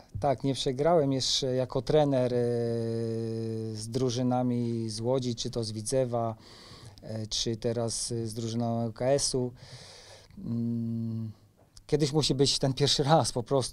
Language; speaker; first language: Polish; native; Polish